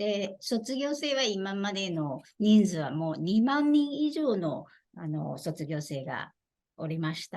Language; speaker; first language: Japanese; non-native, fluent; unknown